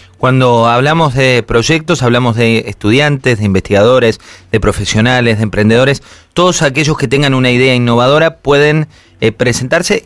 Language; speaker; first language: Spanish; native; Spanish